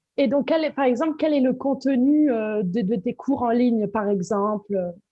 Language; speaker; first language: French; native; French